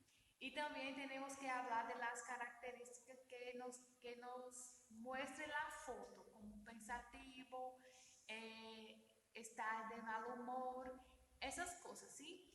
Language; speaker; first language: Spanish; non-native, learner; Portuguese